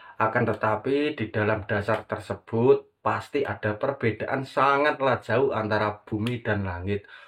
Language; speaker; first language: Indonesian; native; Indonesian